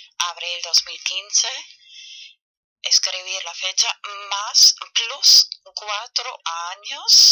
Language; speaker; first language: Spanish; non-native, fluent; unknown